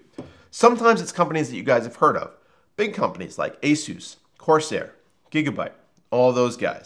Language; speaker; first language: English; native; English